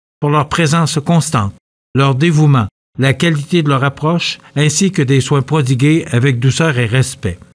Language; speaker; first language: French; native; French